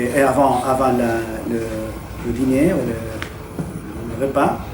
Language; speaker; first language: French; non-native, fluent; Spanish